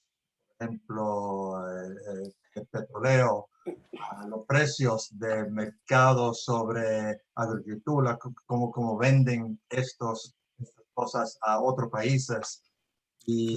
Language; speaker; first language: Spanish; early bilingual, heritage; Spanish